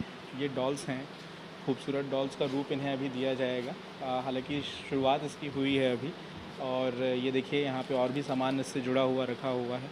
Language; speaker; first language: Hindi; native; Hindi